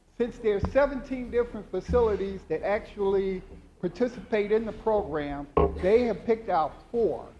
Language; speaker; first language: English; native; English